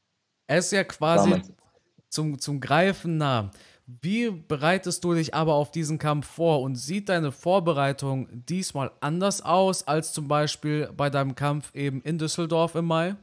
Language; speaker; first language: German; native; German